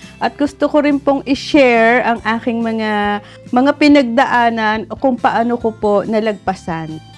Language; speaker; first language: Filipino; native; Filipino